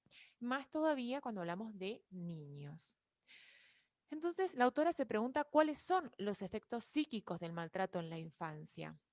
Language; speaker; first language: Spanish; native; Spanish